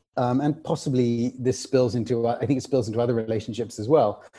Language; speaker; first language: English; native; English